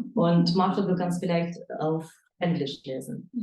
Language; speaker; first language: German; non-native, fluent; Ukrainian